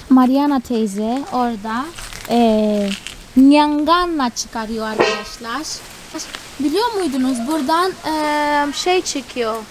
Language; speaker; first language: Turkish; non-native, fluent; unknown